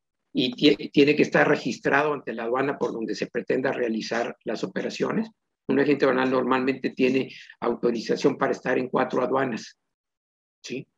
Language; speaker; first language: Spanish; native; Spanish